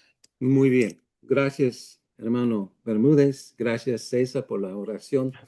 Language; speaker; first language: Spanish; non-native, fluent; English